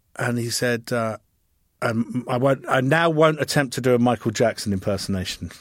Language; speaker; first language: English; native; English